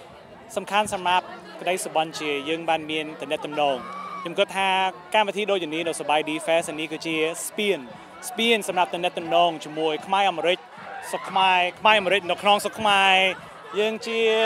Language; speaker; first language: Khmer; early bilingual, heritage; Khmer